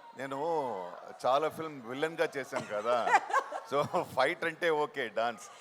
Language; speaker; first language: Telugu; non-native, local second language; Tamil